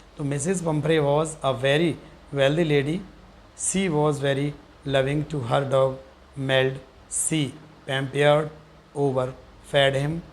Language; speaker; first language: Hindi; native; Hindi